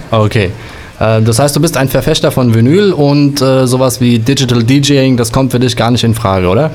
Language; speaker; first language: German; native; German